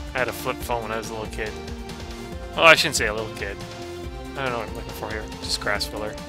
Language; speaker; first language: English; native; English